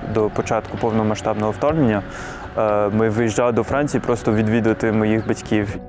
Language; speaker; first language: Ukrainian; non-native, fluent; French